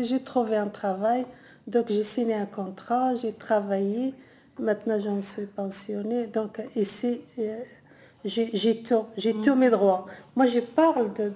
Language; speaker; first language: French; non-native, learner; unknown